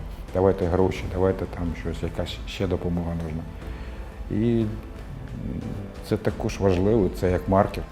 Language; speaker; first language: Ukrainian; non-native, local second language; Russian